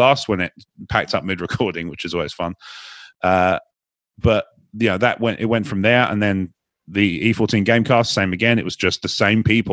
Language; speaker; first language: English; native; English